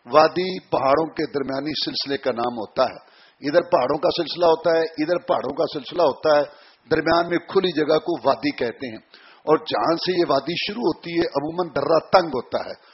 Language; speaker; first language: Urdu; non-native, local second language; Punjabi